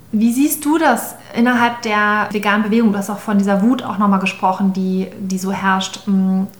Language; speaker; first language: German; native; German